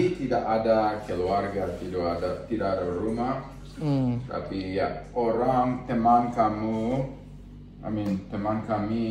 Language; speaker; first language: Indonesian; non-native, learner; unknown